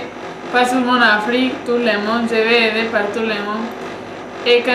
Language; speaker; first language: French; non-native, learner; Spanish